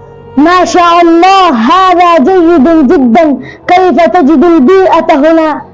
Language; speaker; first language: Arabic; non-native, learner; Urdu